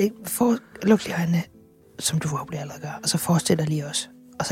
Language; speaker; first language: Danish; native; Danish